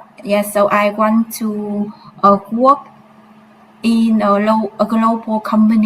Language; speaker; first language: English; non-native, learner; Vietnamese